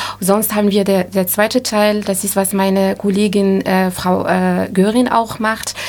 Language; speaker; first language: German; non-native, fluent; Arabic